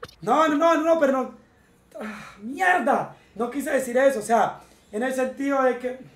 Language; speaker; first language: Spanish; native; Spanish